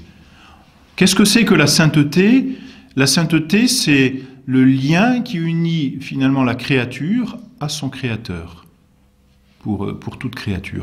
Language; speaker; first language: French; native; French